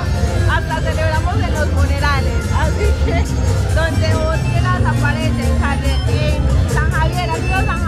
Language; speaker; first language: Spanish; native; Spanish